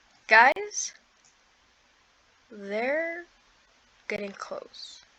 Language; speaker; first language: English; native; English